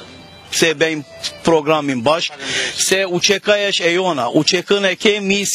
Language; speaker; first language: Albanian; early bilingual, heritage; Albanian